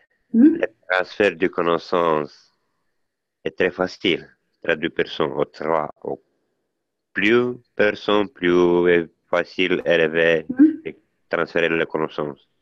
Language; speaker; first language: French; non-native, learner; Italian